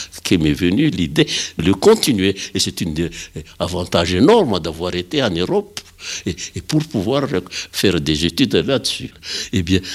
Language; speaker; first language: French; non-native, local second language; Malagasy